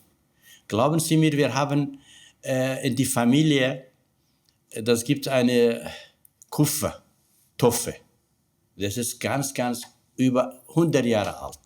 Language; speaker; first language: German; non-native, learner; Kurdish